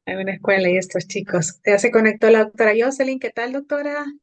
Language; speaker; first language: Spanish; native; Spanish